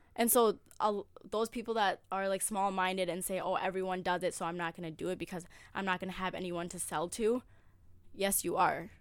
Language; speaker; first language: English; early bilingual, other home language; Amharic